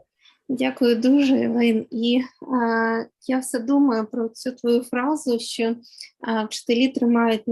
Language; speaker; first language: Ukrainian; native; Ukrainian